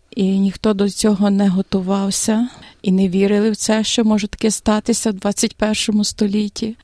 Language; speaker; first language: Ukrainian; native; Ukrainian